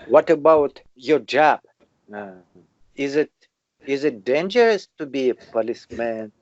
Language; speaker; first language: English; non-native, learner; Russian